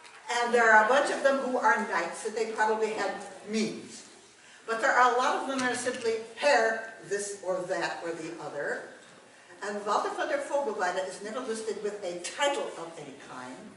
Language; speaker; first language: English; native; English